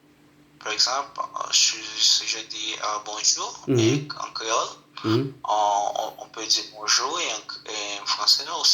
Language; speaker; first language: French; non-native, local second language; Haitian Creole